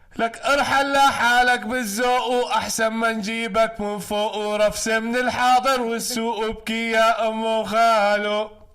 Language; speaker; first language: Arabic; native; Arabic